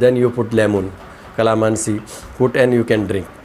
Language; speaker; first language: English; non-native, learner; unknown